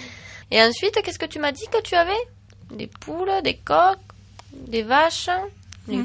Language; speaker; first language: French; native; French